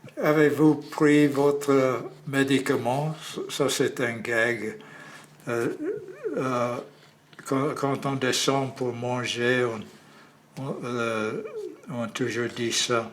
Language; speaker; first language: French; non-native, learner; English